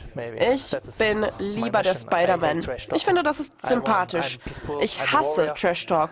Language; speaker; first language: German; non-native, fluent; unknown